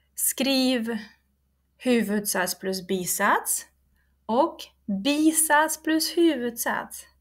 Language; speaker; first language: Swedish; non-native, fluent; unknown